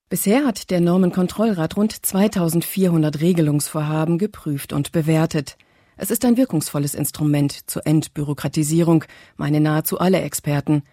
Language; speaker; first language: German; native; German